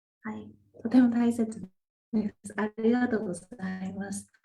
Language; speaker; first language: Japanese; non-native, fluent; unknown